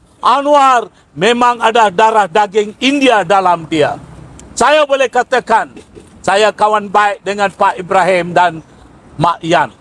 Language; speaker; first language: Malay; non-native, local second language; Tamil